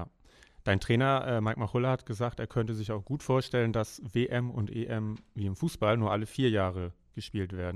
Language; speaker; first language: German; native; German